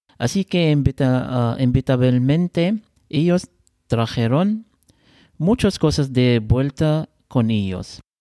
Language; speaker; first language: Spanish; non-native, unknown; Arabic